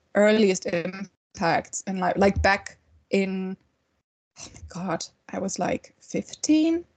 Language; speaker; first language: English; non-native, fluent; German